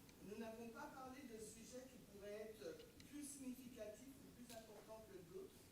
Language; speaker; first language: French; native; French